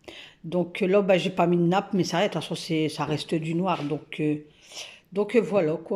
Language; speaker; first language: French; native; French